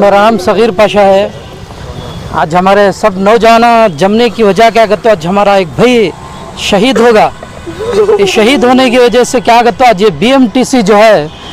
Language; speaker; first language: Hindi; non-native, local second language; Urdu